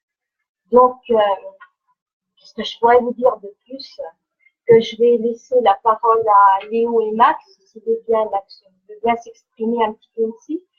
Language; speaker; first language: French; native; French